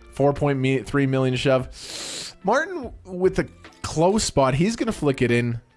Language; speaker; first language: English; native; English